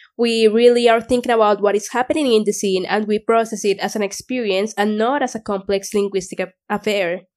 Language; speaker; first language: English; non-native, fluent; Spanish